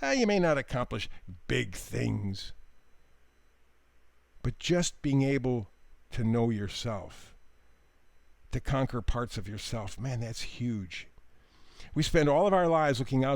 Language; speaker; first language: English; native; English